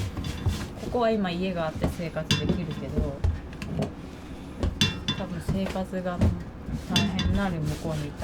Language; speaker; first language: Japanese; native; Japanese